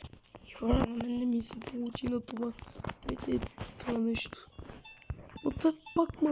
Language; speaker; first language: Bulgarian; native; Bulgarian